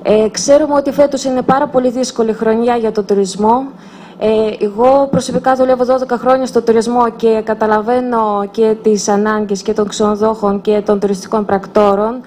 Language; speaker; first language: Greek; non-native, fluent; Russian